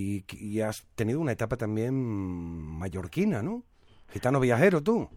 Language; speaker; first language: Spanish; native; Spanish